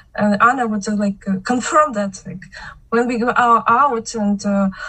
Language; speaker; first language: English; non-native, fluent; Kazakh